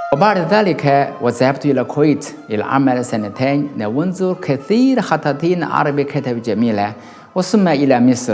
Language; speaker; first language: Arabic; non-native, learner; Chinese